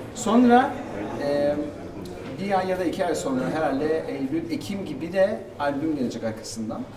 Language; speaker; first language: Turkish; native; Turkish